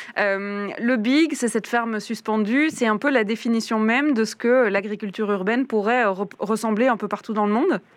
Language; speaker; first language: French; native; French